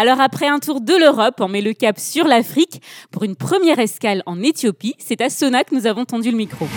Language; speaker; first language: French; native; French